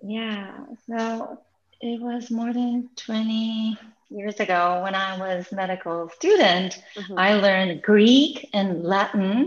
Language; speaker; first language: English; non-native, fluent; Japanese